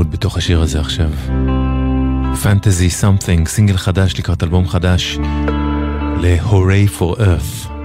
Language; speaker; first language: Hebrew; native; Hebrew